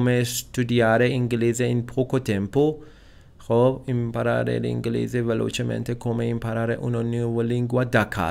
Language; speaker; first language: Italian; non-native, learner; Persian